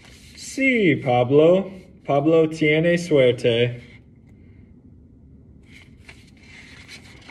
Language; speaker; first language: Spanish; non-native, learner; English